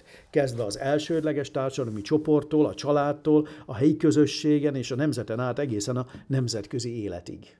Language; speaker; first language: Hungarian; native; Hungarian